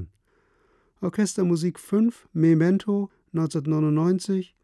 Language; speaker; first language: German; native; German